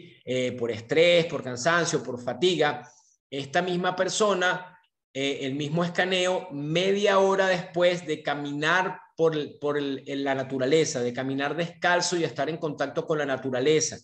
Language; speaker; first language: Spanish; native; Spanish